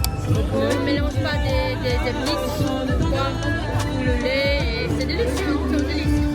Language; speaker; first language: French; non-native, learner; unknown